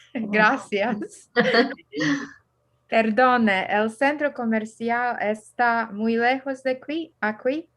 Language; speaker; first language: Spanish; non-native, learner; English